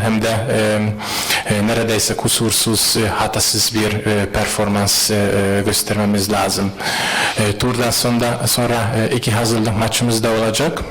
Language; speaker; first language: Turkish; non-native, fluent; Hungarian